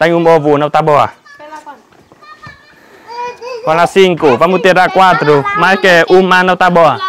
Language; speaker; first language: Vietnamese; native; Vietnamese